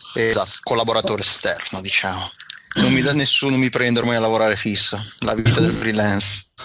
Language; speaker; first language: Italian; native; Italian